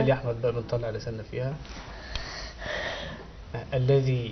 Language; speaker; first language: Arabic; native; Arabic